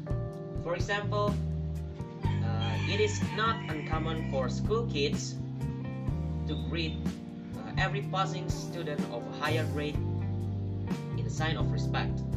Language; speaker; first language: English; non-native, fluent; Indonesian